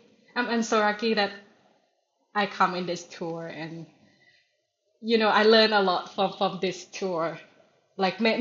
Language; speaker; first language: English; non-native, learner; Thai